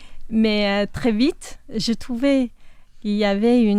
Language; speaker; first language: French; non-native, fluent; Chinese